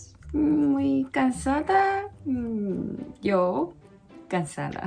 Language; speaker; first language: Spanish; non-native, learner; Korean